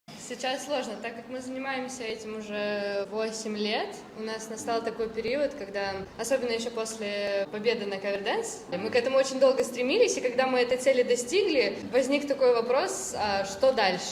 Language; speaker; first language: Russian; native; Russian